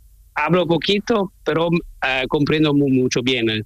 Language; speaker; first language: Spanish; non-native, learner; Italian